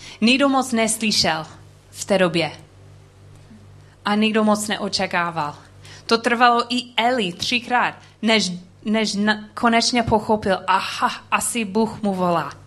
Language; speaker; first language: Czech; non-native, learner; English